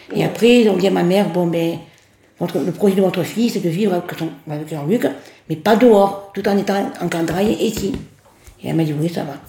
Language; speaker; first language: French; native; French